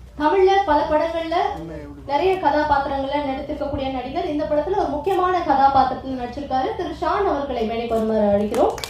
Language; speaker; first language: Tamil; native; Tamil